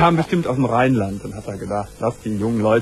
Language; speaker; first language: German; native; German